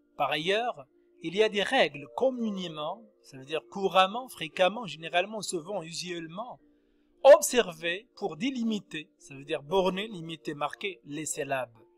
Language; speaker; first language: French; non-native, local second language; Arabic